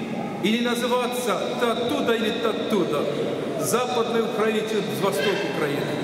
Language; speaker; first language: Russian; non-native, local second language; Ukrainian